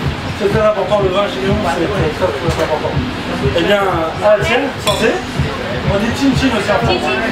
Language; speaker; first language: French; native; French